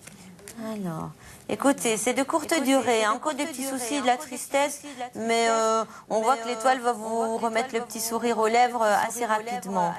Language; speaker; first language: French; native; French